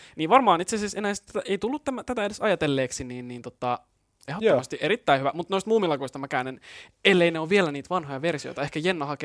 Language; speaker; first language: Finnish; native; Finnish